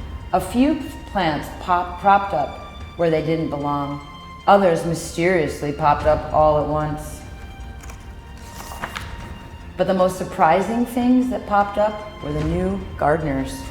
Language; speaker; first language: English; native; English